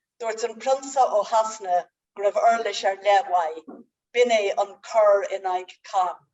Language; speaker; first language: Irish; non-native, local second language; English